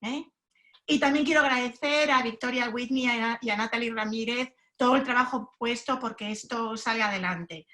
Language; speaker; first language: Spanish; native; Spanish